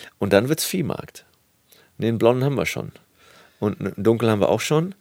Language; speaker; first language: German; native; German